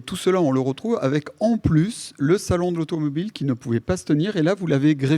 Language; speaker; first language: French; native; French